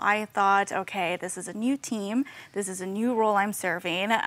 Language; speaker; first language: English; native; English